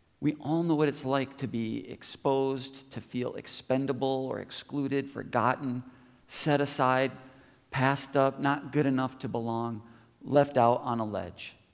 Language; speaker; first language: English; native; English